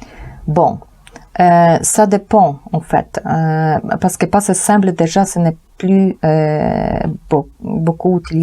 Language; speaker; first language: French; non-native, fluent; Polish